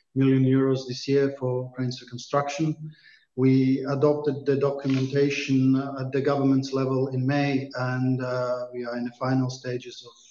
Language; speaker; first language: English; non-native, fluent; Latvian